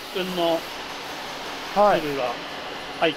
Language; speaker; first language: Japanese; native; Japanese